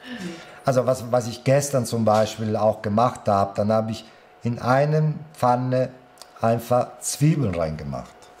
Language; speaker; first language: German; non-native, fluent; Italian